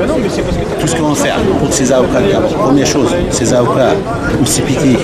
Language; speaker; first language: French; non-native, learner; Kurdish